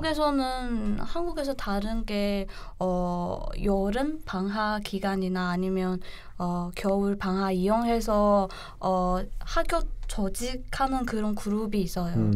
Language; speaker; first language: Korean; non-native, learner; Chinese